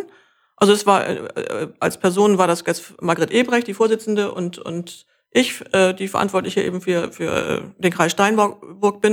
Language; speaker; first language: German; native; German